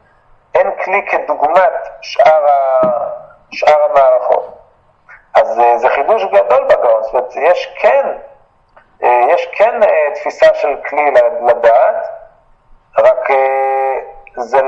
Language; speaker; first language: Hebrew; native; Hebrew